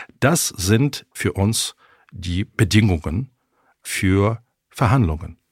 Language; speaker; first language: German; non-native, fluent; Ukrainian